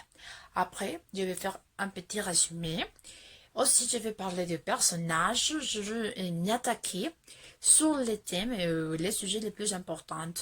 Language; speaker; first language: French; non-native, fluent; Spanish